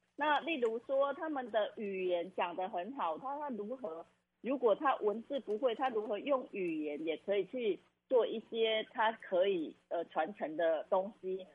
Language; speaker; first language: Chinese; non-native, fluent; Khmer